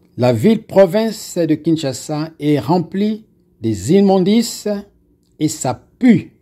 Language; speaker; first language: French; non-native, local second language; Lingala